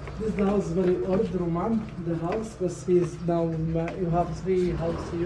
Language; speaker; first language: English; non-native, learner; Arabic